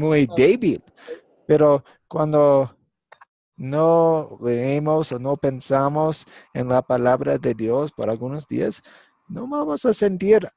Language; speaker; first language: Spanish; non-native, fluent; English